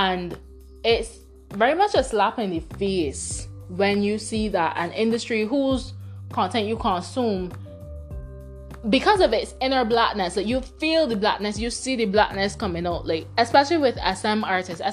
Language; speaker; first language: English; non-native, local second language; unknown